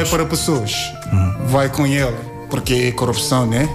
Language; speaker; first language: Portuguese; non-native, learner; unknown